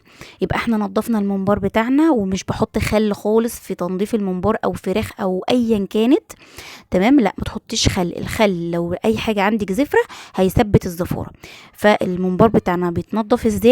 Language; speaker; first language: Arabic; native; Arabic